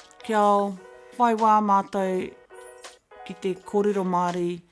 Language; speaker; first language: Māori; non-native, local second language; English